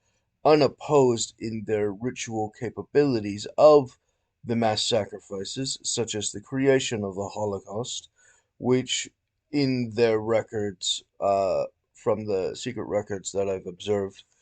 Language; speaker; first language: English; native; English